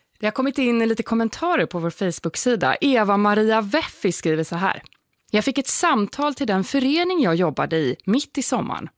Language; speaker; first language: Swedish; native; Swedish